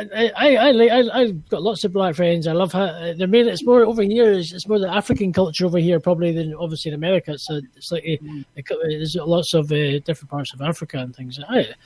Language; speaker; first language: English; native; English